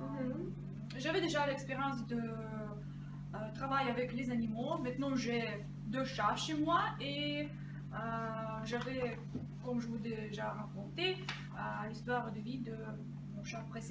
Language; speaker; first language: French; non-native, fluent; Russian